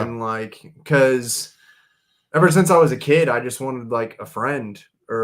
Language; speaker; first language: English; native; English